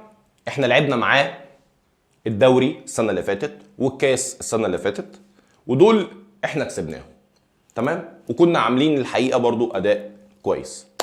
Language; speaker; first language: Arabic; native; Arabic